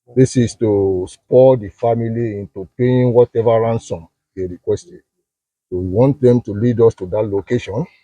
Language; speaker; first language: English; non-native, local second language; Yoruba